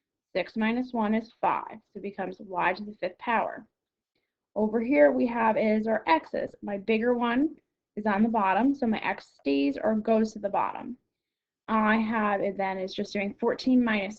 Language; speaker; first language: English; native; English